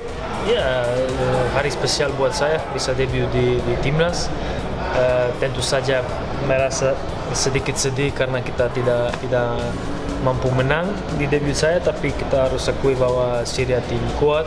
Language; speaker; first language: Indonesian; non-native, fluent; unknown